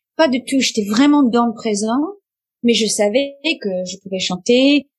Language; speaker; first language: French; non-native, fluent; English